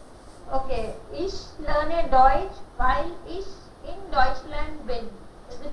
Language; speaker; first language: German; non-native, learner; Hindi